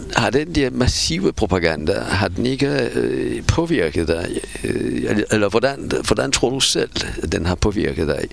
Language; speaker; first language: Danish; non-native, fluent; Polish